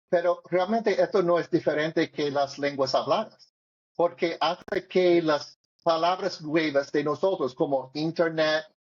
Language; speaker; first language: Spanish; non-native, learner; English